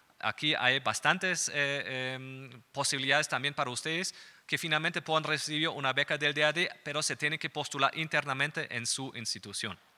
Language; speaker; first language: Spanish; non-native, fluent; German